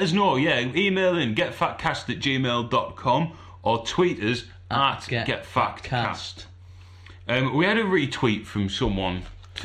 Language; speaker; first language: English; native; English